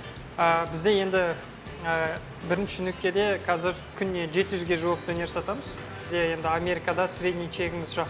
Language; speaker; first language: Kazakh; native; Kazakh